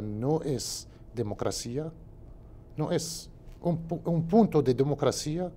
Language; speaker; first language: Spanish; non-native, learner; Arabic